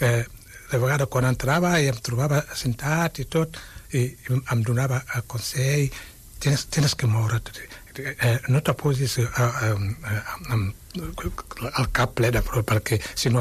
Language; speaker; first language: Catalan; non-native, fluent; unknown